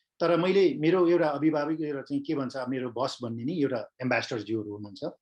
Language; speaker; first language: Nepali; non-native, local second language; Sherpa